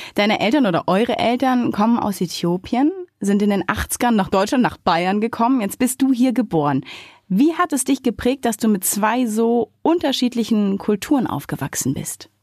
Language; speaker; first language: German; native; German